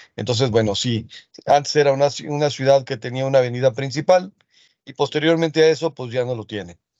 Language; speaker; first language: Spanish; early bilingual, other home language; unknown